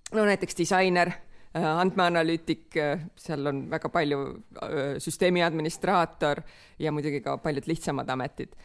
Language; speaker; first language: Estonian; native; Estonian